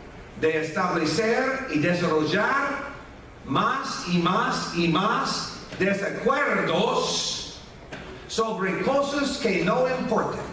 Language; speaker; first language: Spanish; non-native, fluent; English